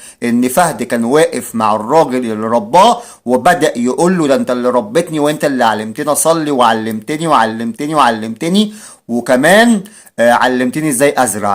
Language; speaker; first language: Arabic; native; Arabic